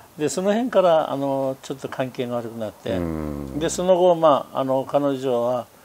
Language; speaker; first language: Japanese; non-native, fluent; Tibetan